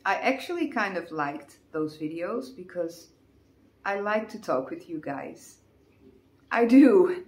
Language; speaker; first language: English; non-native, fluent; Dutch